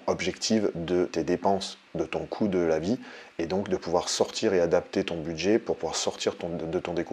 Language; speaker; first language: French; native; French